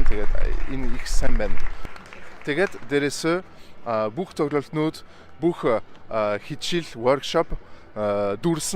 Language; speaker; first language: Mongolian; non-native, fluent; French